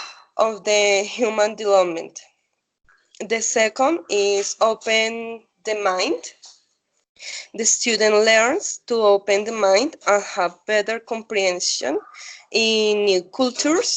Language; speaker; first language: English; non-native, learner; Spanish